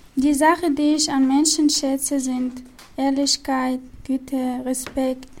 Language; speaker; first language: German; non-native, learner; Chechen